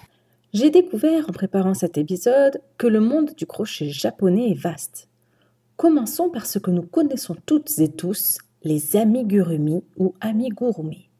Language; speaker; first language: French; native; French